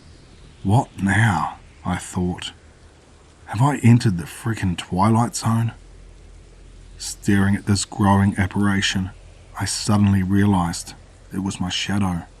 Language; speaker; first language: English; native; English